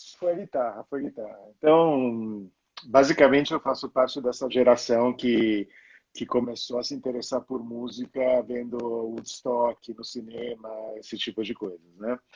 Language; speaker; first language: Portuguese; non-native, fluent; Italian